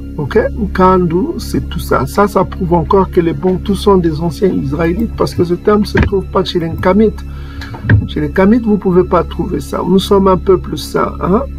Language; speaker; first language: French; non-native, local second language; Kongo